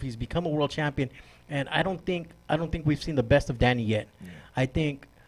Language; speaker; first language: English; native; English